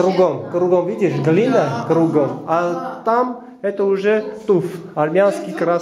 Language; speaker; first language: Russian; non-native, local second language; Armenian